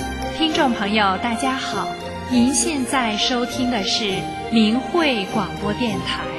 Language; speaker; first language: Chinese; native; Chinese